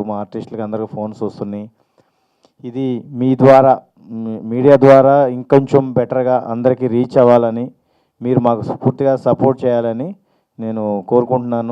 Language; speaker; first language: Telugu; native; Telugu